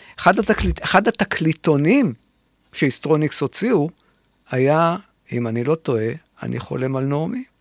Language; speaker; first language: Hebrew; native; Hebrew